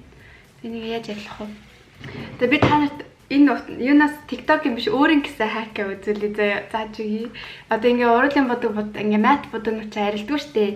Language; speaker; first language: Mongolian; native; Mongolian